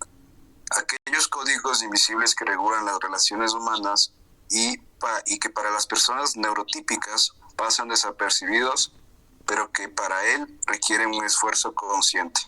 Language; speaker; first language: Spanish; native; Spanish